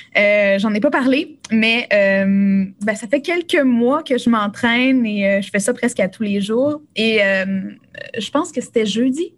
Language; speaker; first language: French; native; French